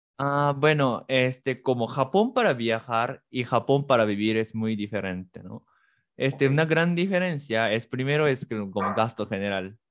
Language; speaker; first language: Spanish; non-native, fluent; Japanese